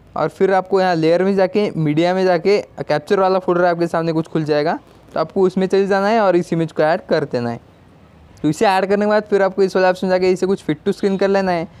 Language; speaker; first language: Hindi; non-native, local second language; Marathi